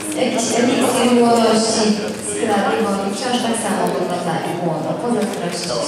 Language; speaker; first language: Polish; native; Polish